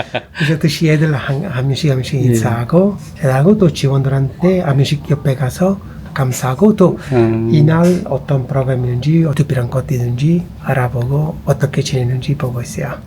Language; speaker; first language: Korean; non-native, fluent; Italian